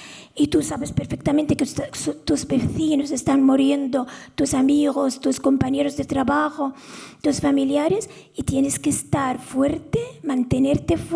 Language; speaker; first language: Spanish; non-native, fluent; Arabic